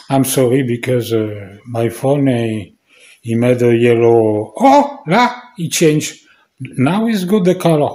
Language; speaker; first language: English; non-native, learner; French